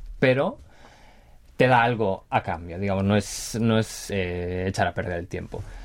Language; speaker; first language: Spanish; native; Spanish